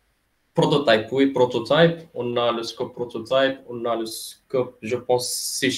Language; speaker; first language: French; non-native, local second language; Arabic